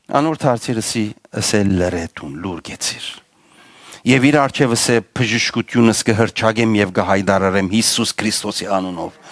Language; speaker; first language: Armenian; native; Armenian